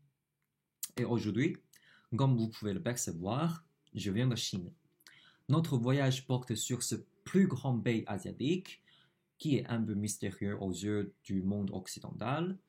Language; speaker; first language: French; non-native, fluent; Chinese